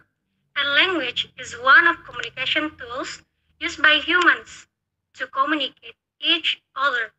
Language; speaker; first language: English; non-native, learner; Indonesian